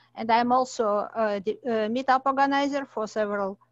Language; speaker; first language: English; non-native, fluent; Russian